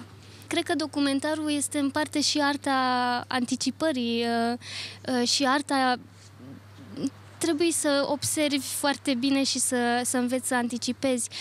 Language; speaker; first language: Romanian; early bilingual, other home language; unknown